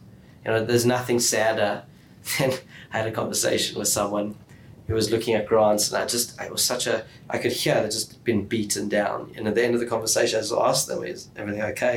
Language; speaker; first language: English; native; English